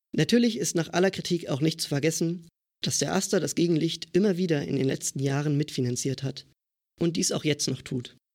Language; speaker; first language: German; native; German